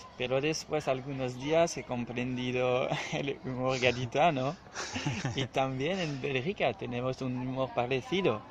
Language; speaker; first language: Spanish; non-native, learner; French